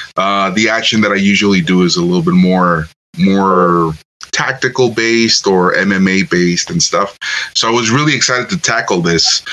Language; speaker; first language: English; non-native, fluent; Spanish